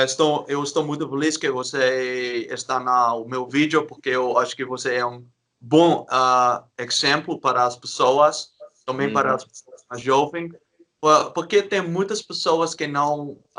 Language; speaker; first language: Portuguese; non-native, learner; Dutch